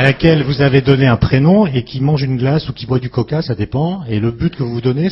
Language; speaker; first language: French; native; French